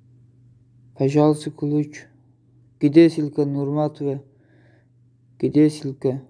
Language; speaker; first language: Russian; non-native, learner; Tajik